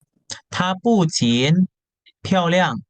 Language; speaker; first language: Chinese; non-native, fluent; Indonesian